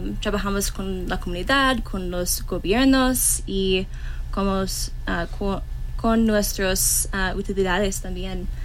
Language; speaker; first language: Spanish; non-native, learner; English